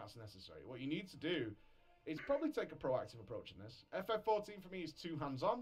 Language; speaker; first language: English; native; English